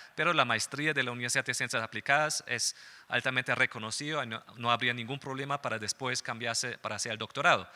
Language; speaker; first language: Spanish; non-native, fluent; German